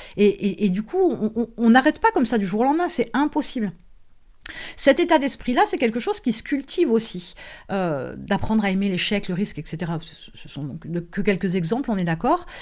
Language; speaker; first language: French; native; French